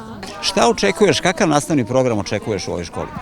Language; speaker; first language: Serbian; native; Serbian